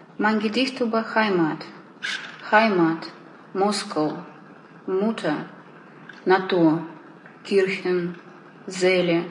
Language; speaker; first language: German; non-native, learner; Russian